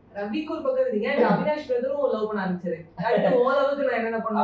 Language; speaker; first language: Tamil; native; Tamil